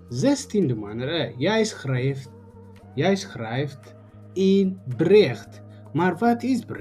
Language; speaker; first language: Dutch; non-native, learner; Tigrinya